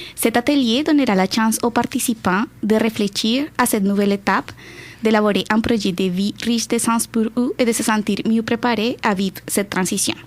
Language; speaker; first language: French; non-native, fluent; Spanish